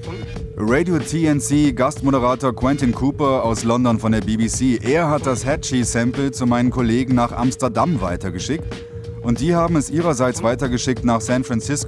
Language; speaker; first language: German; native; German